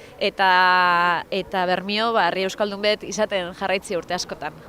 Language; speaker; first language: Basque; native; Basque